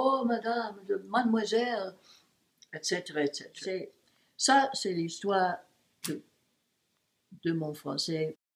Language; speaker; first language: French; non-native, learner; English